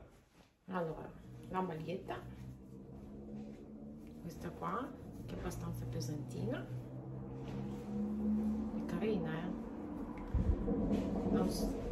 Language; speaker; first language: Italian; non-native, fluent; Lithuanian